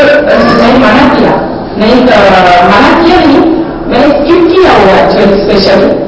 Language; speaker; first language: Hindi; non-native, local second language; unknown